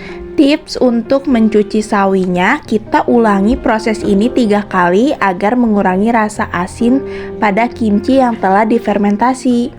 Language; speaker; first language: Indonesian; native; Indonesian